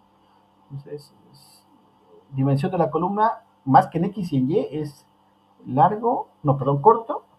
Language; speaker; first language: Spanish; native; Spanish